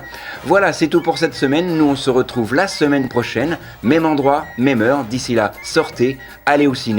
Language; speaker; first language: French; native; French